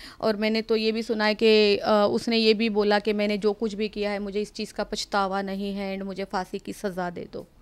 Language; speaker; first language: Hindi; non-native, local second language; Marathi